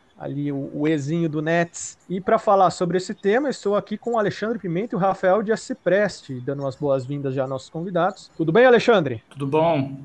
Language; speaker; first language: Portuguese; native; Portuguese